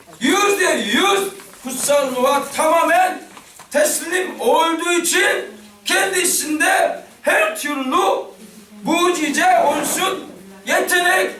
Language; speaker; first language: Turkish; non-native, learner; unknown